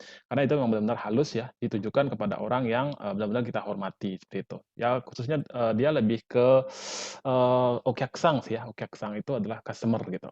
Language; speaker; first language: Indonesian; native; Indonesian